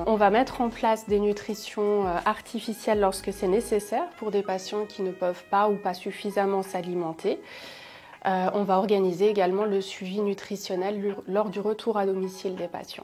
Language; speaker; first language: French; native; French